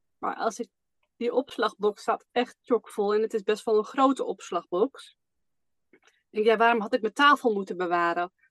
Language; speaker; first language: Dutch; native; Dutch